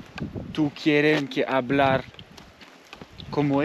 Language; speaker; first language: Spanish; non-native, learner; French